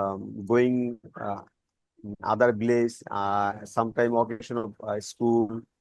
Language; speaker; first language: English; non-native, learner; Bangla